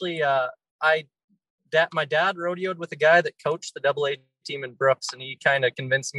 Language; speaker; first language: English; native; English